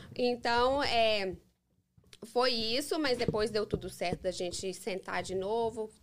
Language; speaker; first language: Portuguese; early bilingual, heritage; English